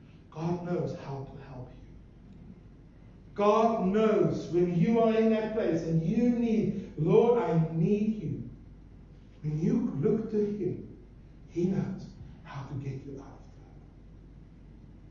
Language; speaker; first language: English; non-native, local second language; Afrikaans